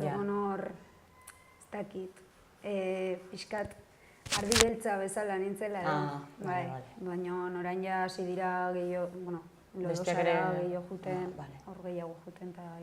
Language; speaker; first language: Basque; non-native, local second language; Spanish